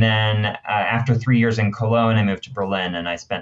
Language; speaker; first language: English; native; English